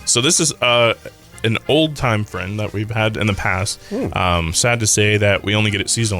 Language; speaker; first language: English; native; English